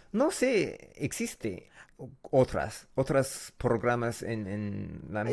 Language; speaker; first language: Spanish; non-native, learner; English